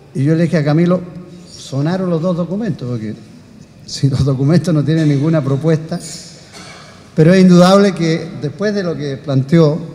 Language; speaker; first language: Spanish; native; Spanish